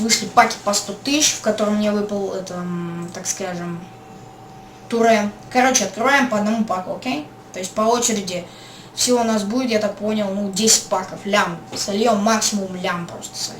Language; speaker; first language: Russian; native; Russian